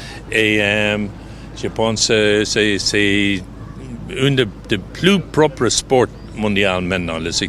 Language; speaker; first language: French; non-native, fluent; English